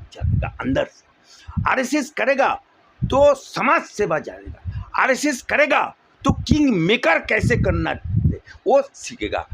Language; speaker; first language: Hindi; non-native, local second language; Bangla